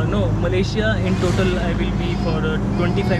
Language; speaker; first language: English; non-native, local second language; Hindi